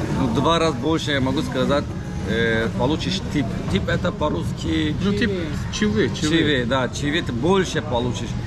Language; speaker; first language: Russian; non-native, learner; Turkish